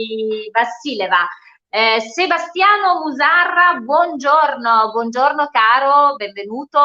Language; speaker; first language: Italian; native; Italian